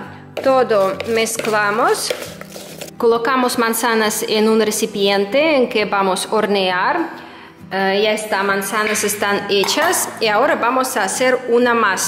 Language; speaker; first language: Spanish; non-native, fluent; Russian